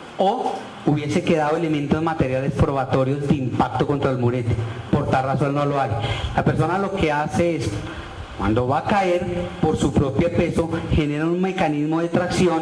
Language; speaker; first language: Spanish; native; Spanish